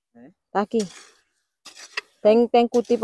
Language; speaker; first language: Portuguese; non-native, learner; Vietnamese